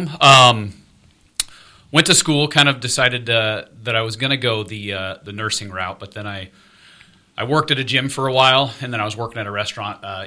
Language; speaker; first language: English; native; English